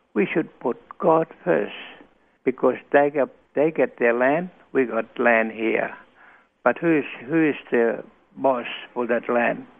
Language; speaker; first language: English; non-native, local second language; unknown